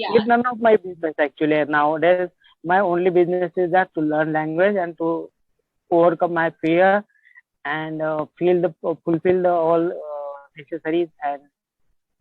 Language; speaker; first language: English; non-native, learner; Marathi